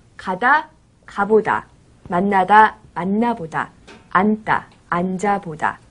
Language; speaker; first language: Korean; native; Korean